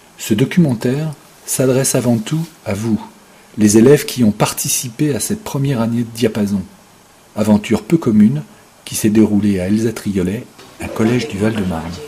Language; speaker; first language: French; native; French